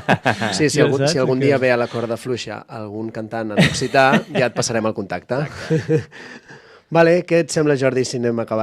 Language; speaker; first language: Catalan; native; Catalan